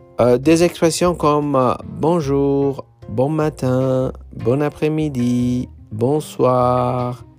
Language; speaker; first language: French; non-native, fluent; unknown